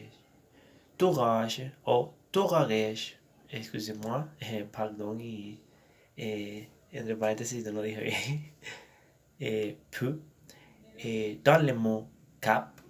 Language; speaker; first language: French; non-native, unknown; Spanish